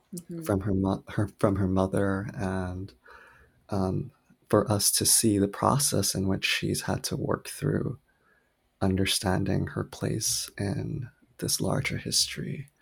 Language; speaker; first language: English; native; English